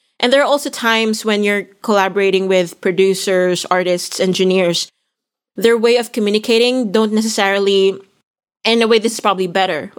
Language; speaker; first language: English; non-native, local second language; Filipino